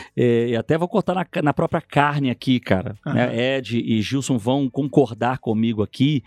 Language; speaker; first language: Portuguese; native; Portuguese